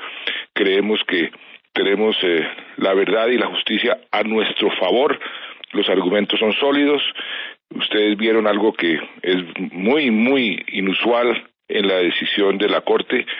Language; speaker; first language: Spanish; native; Spanish